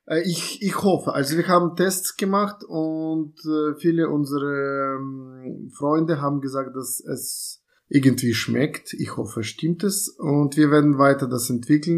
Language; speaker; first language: German; non-native, fluent; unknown